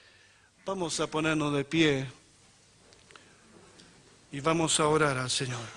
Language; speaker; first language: Spanish; native; Spanish